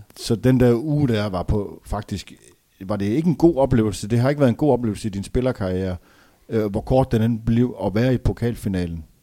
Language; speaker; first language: Danish; native; Danish